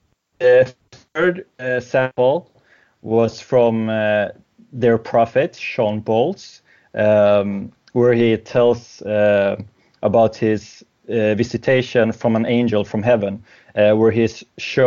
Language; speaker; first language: English; non-native, fluent; Swedish